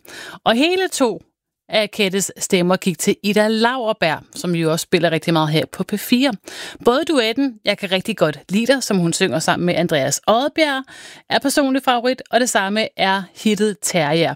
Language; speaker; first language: Danish; native; Danish